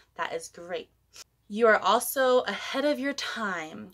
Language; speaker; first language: English; native; English